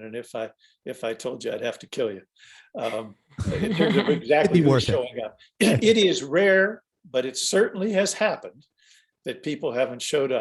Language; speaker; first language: English; native; English